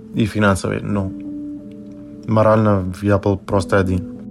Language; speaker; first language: Russian; non-native, fluent; Arabic